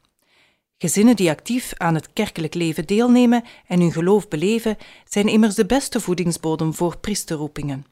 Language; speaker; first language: Dutch; native; Dutch